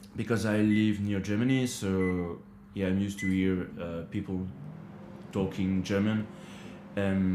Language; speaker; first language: English; non-native, learner; French